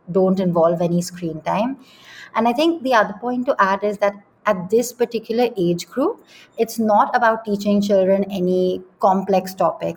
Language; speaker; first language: English; non-native, local second language; Hindi